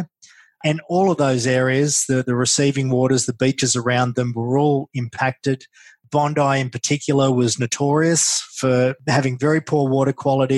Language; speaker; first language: English; native; English